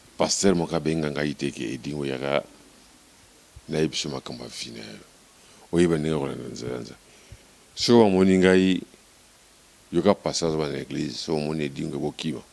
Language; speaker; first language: Lingala; non-native, local second language; Kituba (Democratic Republic of Congo)